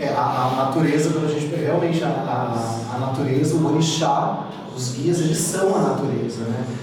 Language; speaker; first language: Portuguese; native; Portuguese